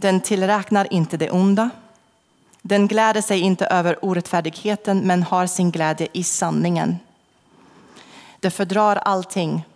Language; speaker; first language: Swedish; non-native, fluent; English